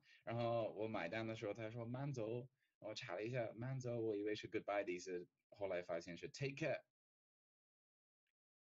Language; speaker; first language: Chinese; non-native, fluent; English